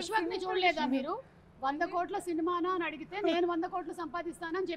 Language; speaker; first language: Telugu; native; Telugu